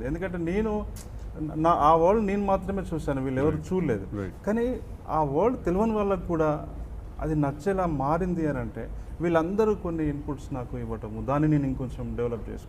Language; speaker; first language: Telugu; native; Telugu